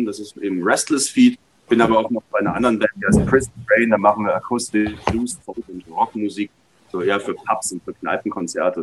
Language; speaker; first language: German; native; German